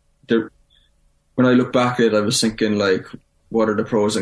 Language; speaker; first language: English; native; English